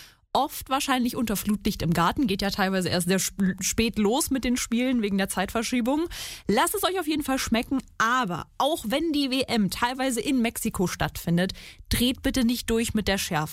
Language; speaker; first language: German; native; German